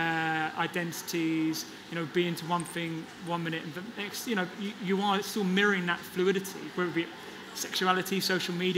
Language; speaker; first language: English; native; English